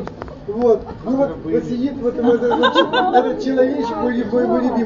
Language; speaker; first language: Russian; native; Russian